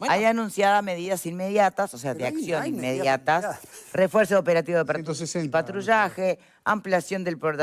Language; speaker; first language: Spanish; native; Spanish